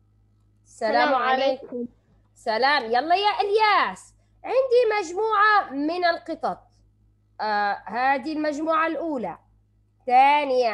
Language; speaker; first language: Arabic; native; Arabic